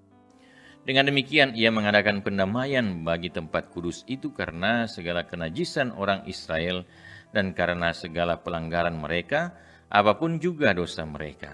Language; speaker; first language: Indonesian; native; Indonesian